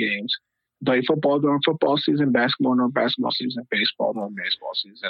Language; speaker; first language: English; native; English